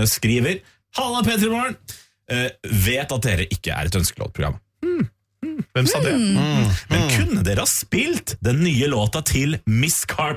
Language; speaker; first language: Norwegian; native; Norwegian